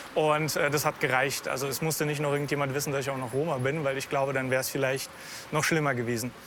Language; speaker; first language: German; non-native, fluent; Bulgarian